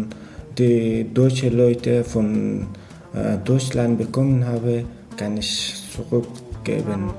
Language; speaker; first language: German; non-native, learner; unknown